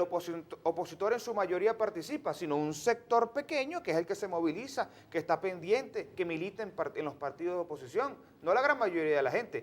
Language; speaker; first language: Spanish; native; Spanish